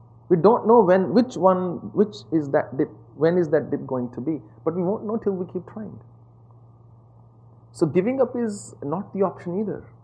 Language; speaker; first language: English; non-native, local second language; Punjabi